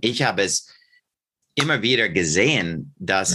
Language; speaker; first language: German; non-native, learner; English